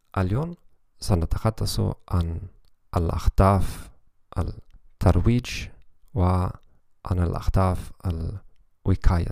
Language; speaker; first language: Arabic; non-native, learner; German